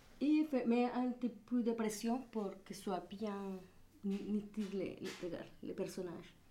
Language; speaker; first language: French; non-native, fluent; Spanish